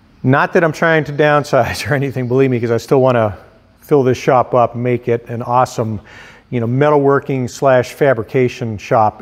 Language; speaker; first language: English; native; English